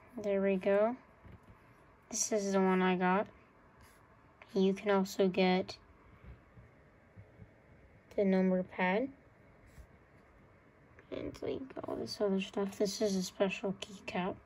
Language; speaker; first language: English; native; English